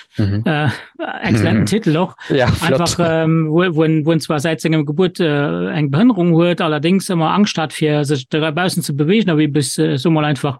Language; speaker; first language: Luxembourgish; native; Luxembourgish